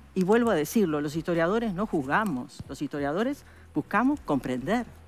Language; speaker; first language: Spanish; native; Spanish